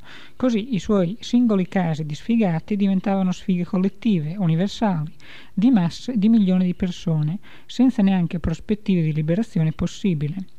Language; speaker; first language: Italian; native; Italian